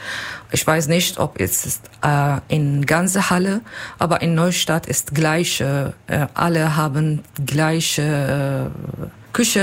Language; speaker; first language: German; non-native, learner; Kurdish